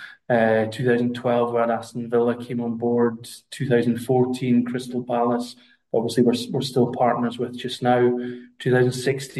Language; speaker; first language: English; native; English